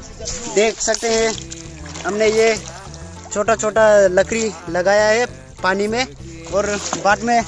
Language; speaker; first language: Hindi; non-native, local second language; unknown